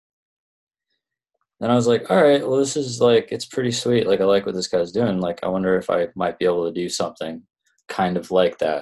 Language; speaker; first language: English; native; English